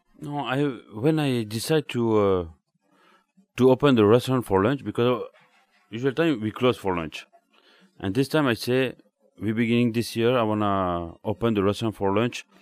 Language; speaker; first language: English; non-native, learner; French